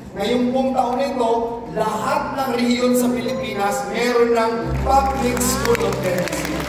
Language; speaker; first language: Filipino; native; Filipino